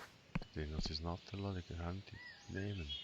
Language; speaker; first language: German; native; German